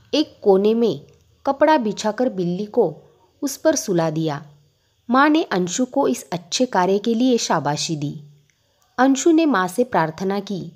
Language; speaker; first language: Hindi; non-native, local second language; Marathi